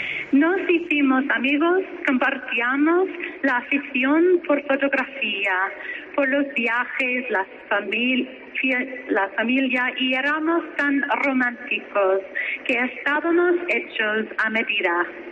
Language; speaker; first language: Spanish; non-native, fluent; English